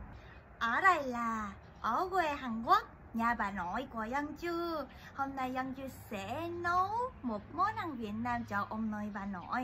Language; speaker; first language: Vietnamese; non-native, fluent; Korean